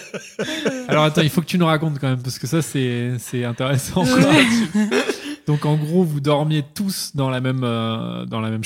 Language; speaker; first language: French; native; French